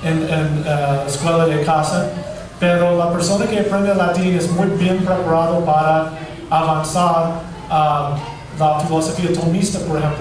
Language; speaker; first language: Spanish; non-native, fluent; English